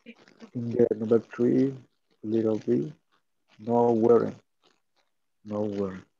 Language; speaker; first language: English; non-native, learner; Spanish